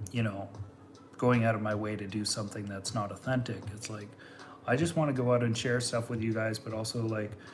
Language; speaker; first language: English; native; English